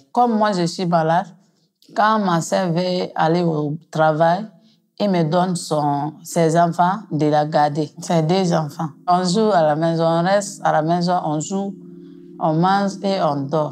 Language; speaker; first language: French; non-native, local second language; Mandingo